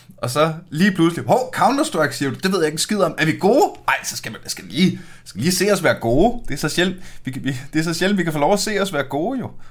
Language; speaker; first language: Danish; native; Danish